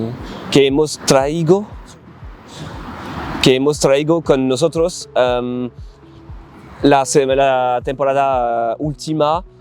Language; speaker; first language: Spanish; non-native, learner; French